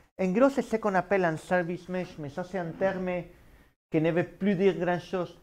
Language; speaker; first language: French; non-native, fluent; Spanish